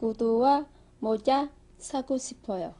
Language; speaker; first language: Korean; non-native, learner; Vietnamese